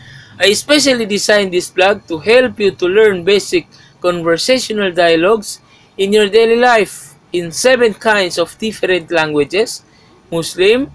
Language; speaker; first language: English; non-native, local second language; Maguindanaon